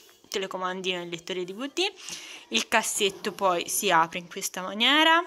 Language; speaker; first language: Italian; native; Italian